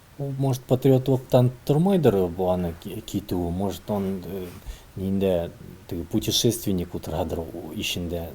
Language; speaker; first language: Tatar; early bilingual, heritage; Tatar